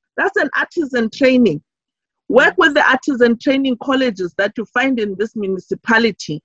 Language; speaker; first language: English; non-native, local second language; Southern Sotho